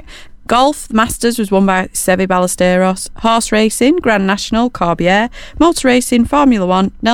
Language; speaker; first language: English; native; English